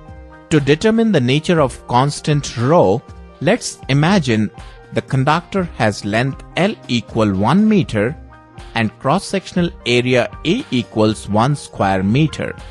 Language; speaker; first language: English; non-native, local second language; Telugu